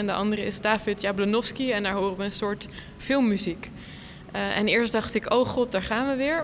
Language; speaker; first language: Dutch; native; Dutch